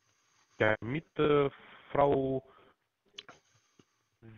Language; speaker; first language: German; non-native, learner; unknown